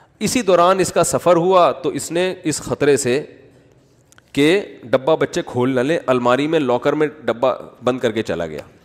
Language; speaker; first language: Urdu; native; Urdu